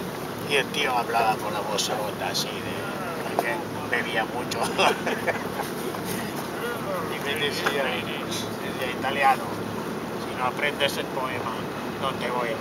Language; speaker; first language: Spanish; non-native, fluent; Italian